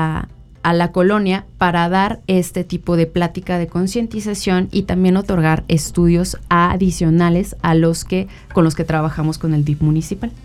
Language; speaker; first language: Spanish; native; Spanish